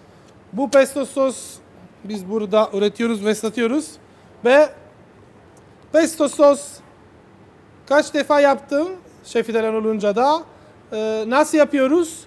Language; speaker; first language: Turkish; non-native, learner; Italian